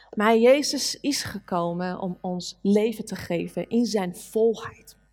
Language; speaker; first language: Dutch; non-native, fluent; Persian